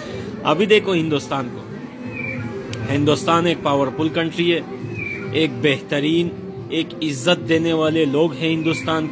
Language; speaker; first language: Hindi; non-native, fluent; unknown